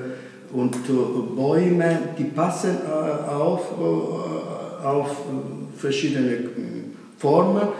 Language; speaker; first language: German; non-native, fluent; Italian